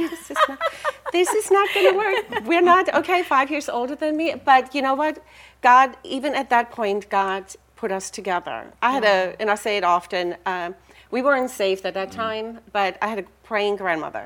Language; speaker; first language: English; non-native, fluent; German